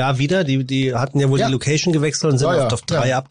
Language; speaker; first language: German; native; German